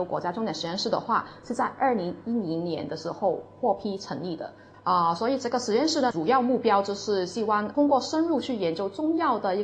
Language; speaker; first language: Chinese; non-native, local second language; Cantonese